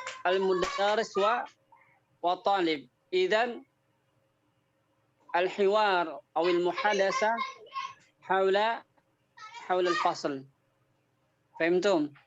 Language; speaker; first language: Arabic; non-native, fluent; Indonesian